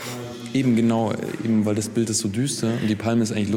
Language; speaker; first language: German; native; German